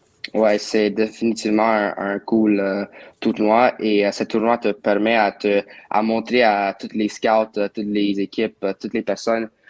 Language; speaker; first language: French; non-native, local second language; English